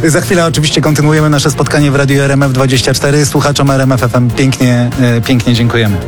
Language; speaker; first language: Polish; native; Polish